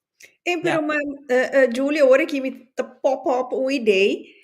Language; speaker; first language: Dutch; non-native, local second language; Papiamento